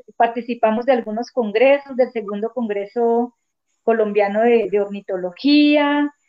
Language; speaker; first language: Spanish; native; Spanish